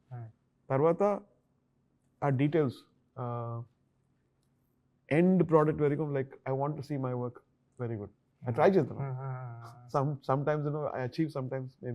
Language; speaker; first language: Telugu; non-native, learner; Tamil